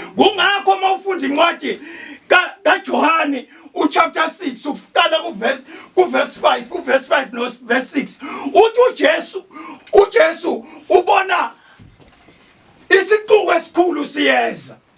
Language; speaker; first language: Zulu; native; Zulu